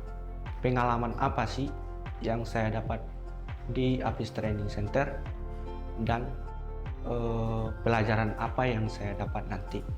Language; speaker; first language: Indonesian; non-native, local second language; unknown